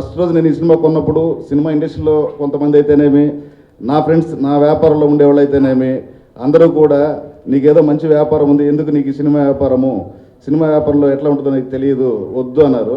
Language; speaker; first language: Telugu; native; Telugu